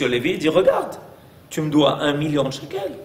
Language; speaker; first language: French; native; French